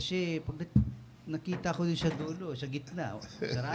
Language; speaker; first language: Filipino; non-native, local second language; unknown